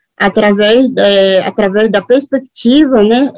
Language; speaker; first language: Portuguese; non-native, local second language; Guarani